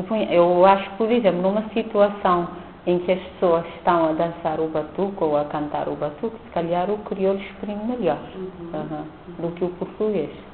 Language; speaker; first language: Portuguese; non-native, local second language; Kabuverdianu